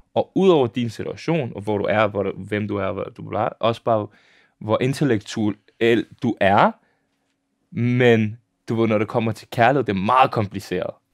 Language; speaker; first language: Danish; early bilingual, other home language; Serbian